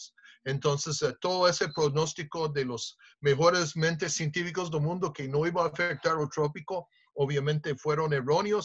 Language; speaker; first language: Spanish; non-native, fluent; English